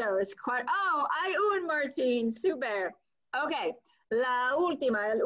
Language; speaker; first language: Spanish; non-native, fluent; English